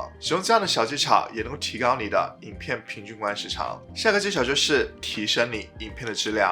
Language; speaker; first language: Chinese; native; Chinese